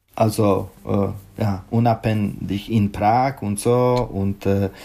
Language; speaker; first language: German; non-native, learner; Czech